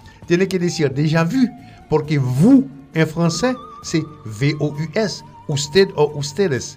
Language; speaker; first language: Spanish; non-native, fluent; French